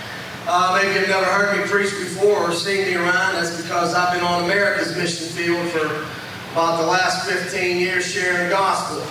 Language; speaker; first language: English; native; English